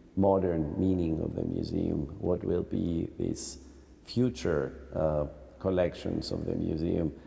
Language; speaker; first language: English; non-native, fluent; Greek